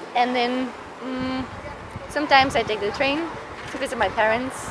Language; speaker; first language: English; non-native, fluent; Italian